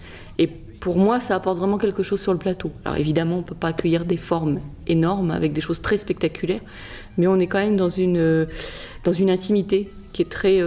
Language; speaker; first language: French; native; French